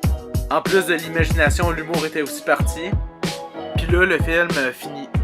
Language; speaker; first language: French; native; French